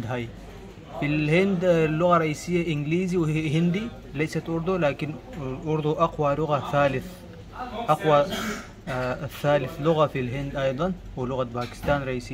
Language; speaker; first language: Arabic; non-native, fluent; Pashto